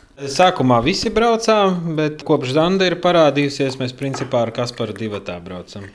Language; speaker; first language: Latvian; native; Latvian